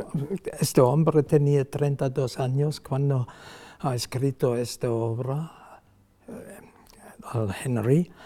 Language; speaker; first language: Spanish; non-native, fluent; German